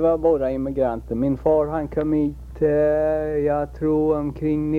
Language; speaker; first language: Swedish; early bilingual, heritage; Swedish